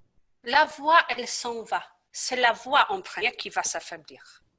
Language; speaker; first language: French; non-native, fluent; Polish